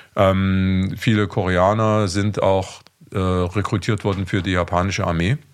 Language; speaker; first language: German; native; German